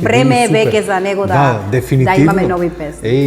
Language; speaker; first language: Macedonian; non-native, learner; Spanish